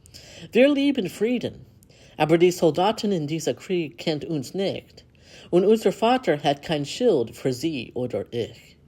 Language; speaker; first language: German; non-native, learner; English